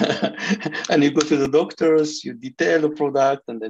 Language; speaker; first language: English; non-native, fluent; French